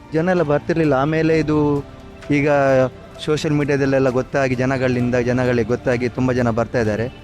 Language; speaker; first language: Kannada; non-native, local second language; Tulu